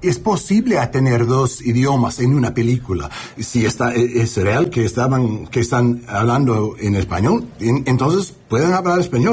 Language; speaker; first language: Spanish; non-native, learner; English